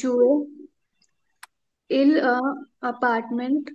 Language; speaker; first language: French; non-native, learner; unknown